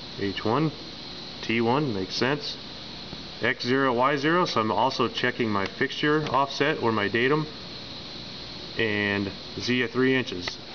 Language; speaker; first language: English; native; English